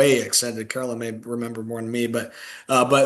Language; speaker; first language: English; native; English